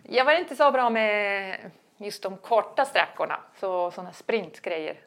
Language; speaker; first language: Swedish; non-native, fluent; German